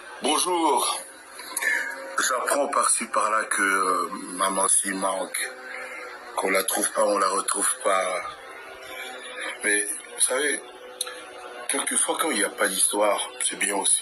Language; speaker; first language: French; non-native, local second language; Lingala